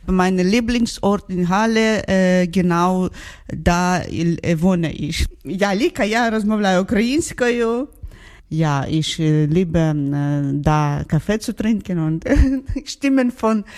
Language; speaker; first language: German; non-native, learner; Ukrainian